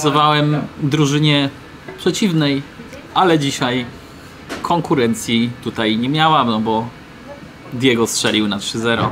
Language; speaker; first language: Polish; native; Polish